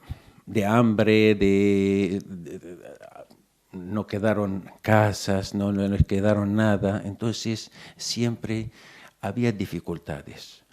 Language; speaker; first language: Spanish; non-native, fluent; Arabic